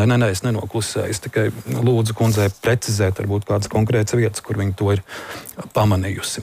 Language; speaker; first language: Latvian; native; Latvian